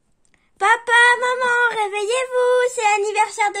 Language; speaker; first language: French; native; French